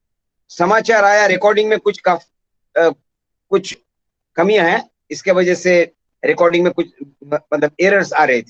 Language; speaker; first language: Hindi; non-native, local second language; Bangla